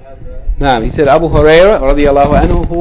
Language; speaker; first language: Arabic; non-native, fluent; English